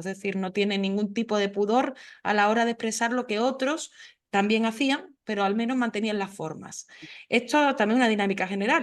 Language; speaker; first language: Spanish; native; Spanish